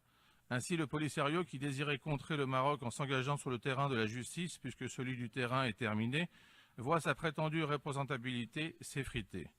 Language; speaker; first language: French; non-native, fluent; Greek